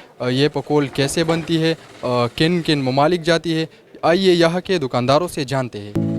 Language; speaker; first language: Hindi; non-native, local second language; Urdu